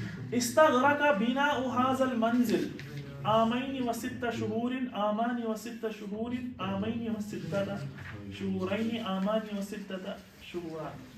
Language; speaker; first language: Arabic; non-native, fluent; Urdu